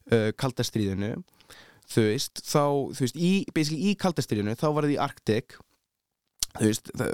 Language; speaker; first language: Icelandic; early bilingual, heritage; Icelandic